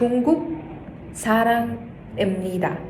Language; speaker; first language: Korean; non-native, learner; Mongolian